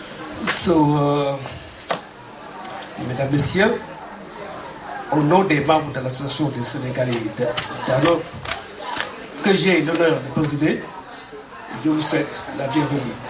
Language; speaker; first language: French; non-native, local second language; Wolof